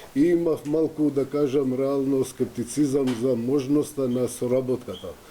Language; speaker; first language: Macedonian; non-native, local second language; Albanian